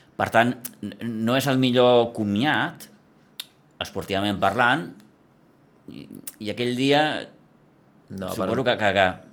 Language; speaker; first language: Catalan; native; Catalan